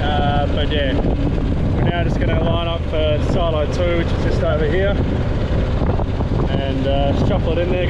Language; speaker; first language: English; native; English